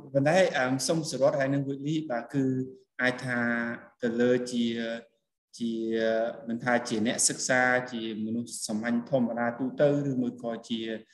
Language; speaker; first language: Khmer; native; Khmer